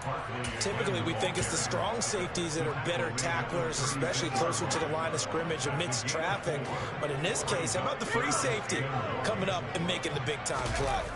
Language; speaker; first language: English; native; English